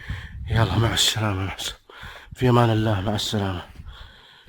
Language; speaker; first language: Arabic; native; Arabic